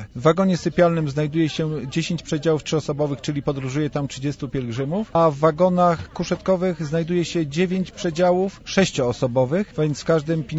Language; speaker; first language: Polish; native; Polish